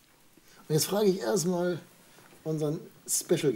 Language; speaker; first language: German; native; German